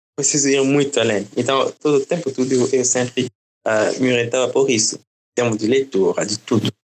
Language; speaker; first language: Portuguese; non-native, fluent; French